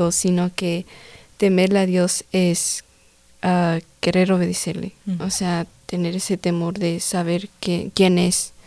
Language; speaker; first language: Spanish; early bilingual, heritage; Spanish